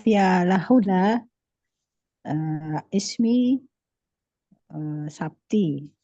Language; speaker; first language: Arabic; non-native, learner; Indonesian